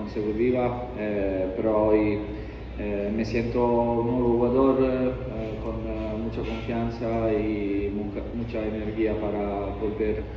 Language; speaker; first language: Spanish; non-native, learner; Italian